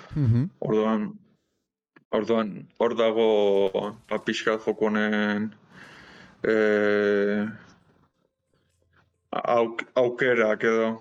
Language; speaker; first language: Basque; non-native, local second language; Spanish